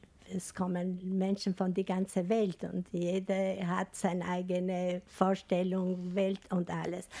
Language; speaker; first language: German; non-native, learner; Albanian